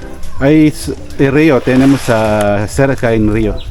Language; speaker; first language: Spanish; non-native, learner; Filipino